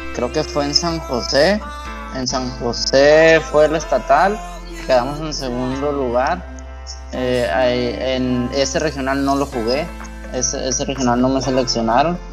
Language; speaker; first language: Spanish; native; Spanish